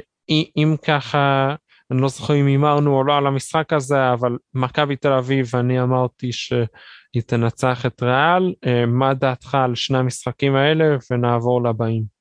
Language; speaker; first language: Hebrew; native; Hebrew